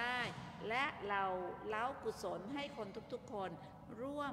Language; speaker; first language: Thai; native; Thai